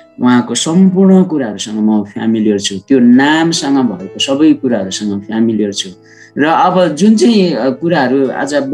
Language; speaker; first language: Nepali; non-native, local second language; Sherpa